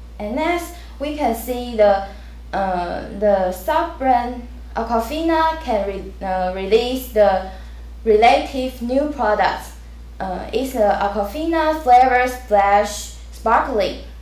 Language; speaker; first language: English; non-native, learner; Chinese